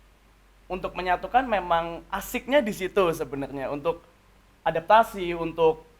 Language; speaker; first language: Indonesian; native; Indonesian